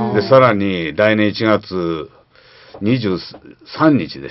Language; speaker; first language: Japanese; native; Japanese